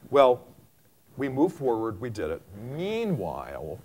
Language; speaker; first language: English; native; English